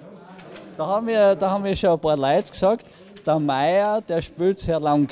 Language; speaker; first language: German; native; German